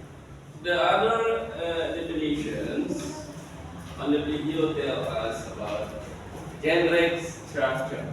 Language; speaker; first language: English; non-native, learner; Indonesian